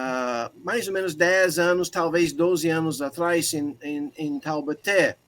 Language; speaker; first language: Portuguese; non-native, fluent; English